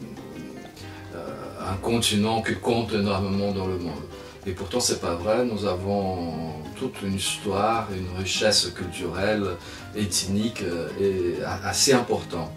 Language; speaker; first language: French; non-native, fluent; Spanish